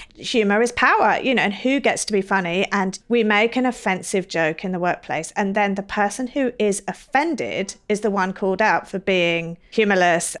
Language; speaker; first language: English; native; English